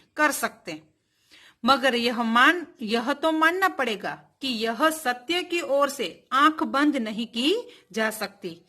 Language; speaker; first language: Hindi; non-native, local second language; Gujarati